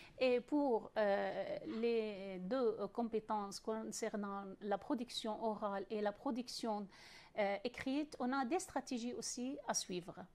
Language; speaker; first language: French; non-native, fluent; Arabic